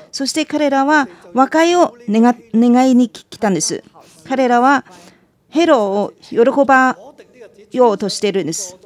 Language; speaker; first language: Japanese; non-native, fluent; Chinese